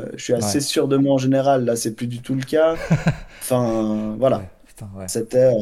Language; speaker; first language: French; native; French